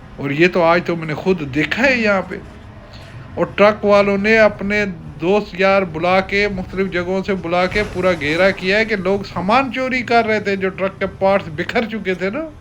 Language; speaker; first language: Urdu; non-native, local second language; Sindhi